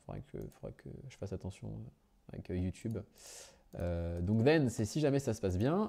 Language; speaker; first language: French; native; French